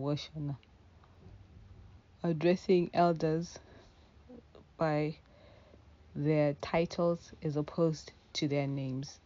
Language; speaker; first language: English; non-native, local second language; Shona